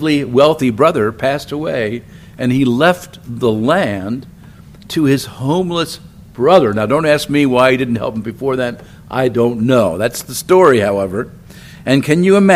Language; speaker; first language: English; native; English